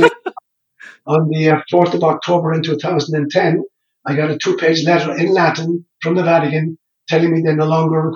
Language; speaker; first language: English; non-native, local second language; Irish